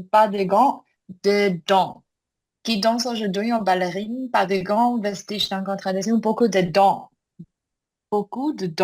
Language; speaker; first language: French; non-native, learner; Korean